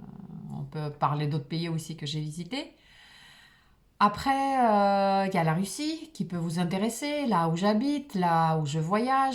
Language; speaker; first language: French; non-native, fluent; Russian